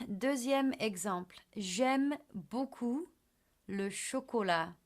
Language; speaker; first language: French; non-native, fluent; English